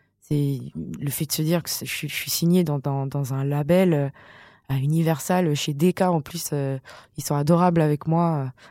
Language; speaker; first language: French; non-native, local second language; Malagasy